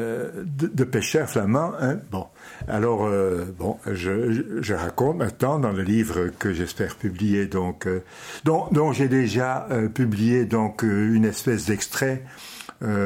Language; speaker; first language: French; native; French